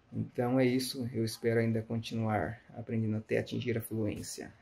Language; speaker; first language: Portuguese; native; Portuguese